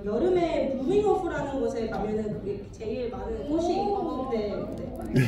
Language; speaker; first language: Korean; early bilingual, heritage; English